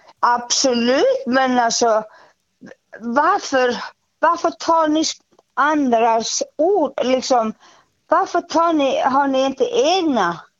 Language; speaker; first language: Swedish; non-native, fluent; Icelandic